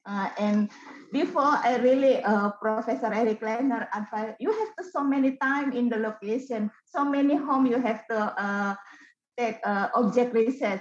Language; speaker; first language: English; non-native, learner; Indonesian